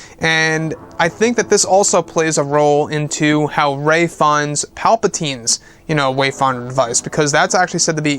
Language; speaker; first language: English; native; English